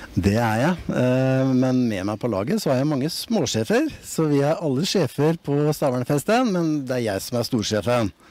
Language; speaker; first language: Norwegian; native; Norwegian